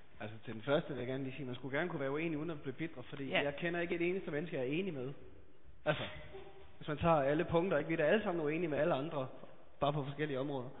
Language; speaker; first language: Danish; native; Danish